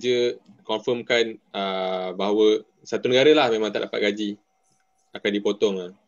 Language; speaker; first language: Malay; native; Malay